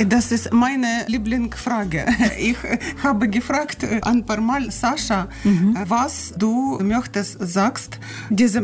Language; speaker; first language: German; non-native, learner; Russian